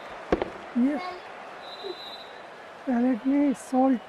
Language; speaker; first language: Hindi; native; Hindi